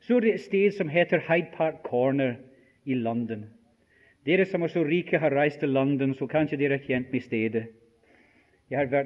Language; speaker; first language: Norwegian; non-native, fluent; English